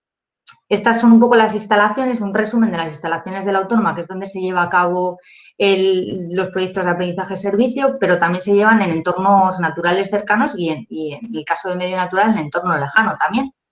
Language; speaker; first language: Spanish; native; Spanish